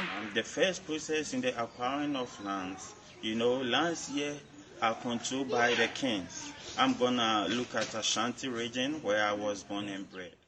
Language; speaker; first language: English; non-native, local second language; Akan